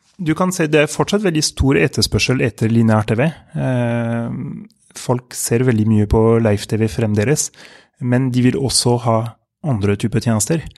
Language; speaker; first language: Norwegian; non-native, fluent; French